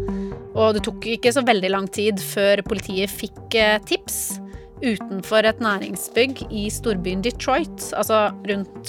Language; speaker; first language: Norwegian; native; Norwegian